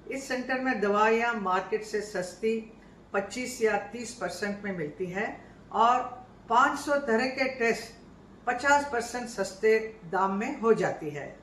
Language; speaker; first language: Hindi; native; Hindi